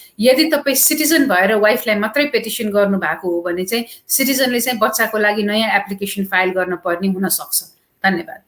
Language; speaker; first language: Nepali; native; Nepali